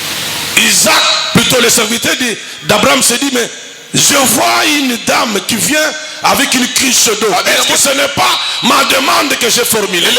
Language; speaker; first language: French; non-native, local second language; Lingala